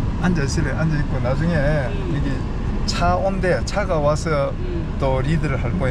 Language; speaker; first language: Korean; native; Korean